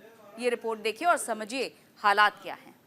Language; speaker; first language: Hindi; native; Hindi